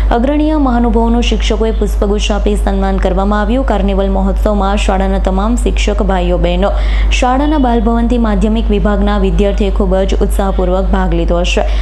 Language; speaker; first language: Gujarati; native; Gujarati